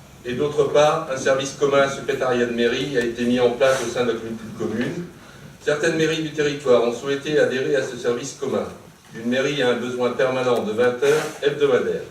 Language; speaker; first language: French; native; French